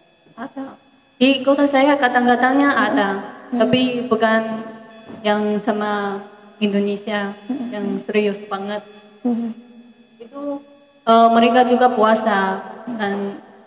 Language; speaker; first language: Indonesian; non-native, fluent; Chinese